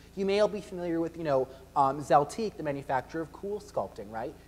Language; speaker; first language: English; native; English